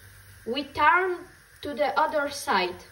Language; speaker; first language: English; non-native, learner; Polish